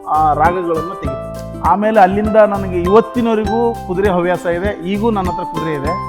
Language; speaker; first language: Kannada; native; Kannada